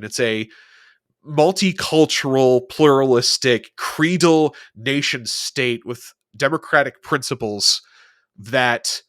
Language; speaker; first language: English; native; English